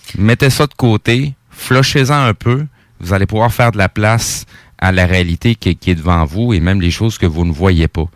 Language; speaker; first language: French; native; French